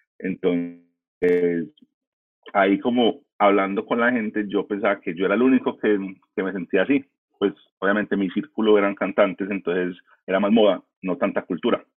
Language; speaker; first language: Spanish; early bilingual, heritage; Spanish